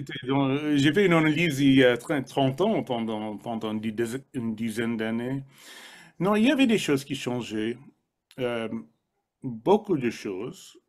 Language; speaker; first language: French; non-native, fluent; English